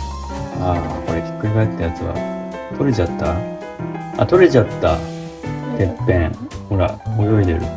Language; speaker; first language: Japanese; native; Japanese